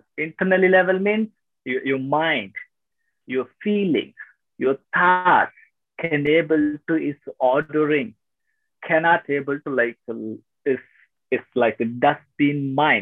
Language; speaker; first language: English; non-native, local second language; Tamil